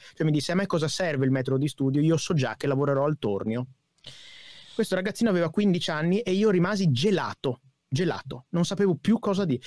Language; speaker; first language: Italian; native; Italian